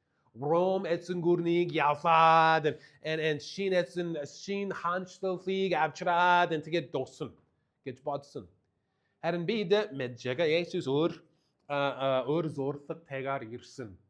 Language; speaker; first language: Mongolian; non-native, fluent; English